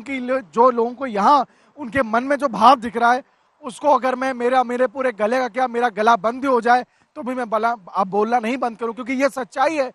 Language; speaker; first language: Hindi; native; Hindi